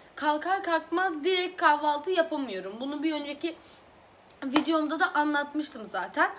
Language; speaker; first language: Turkish; early bilingual, other home language; Azerbaijani